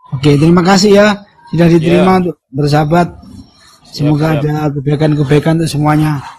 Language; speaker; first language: Indonesian; native; Indonesian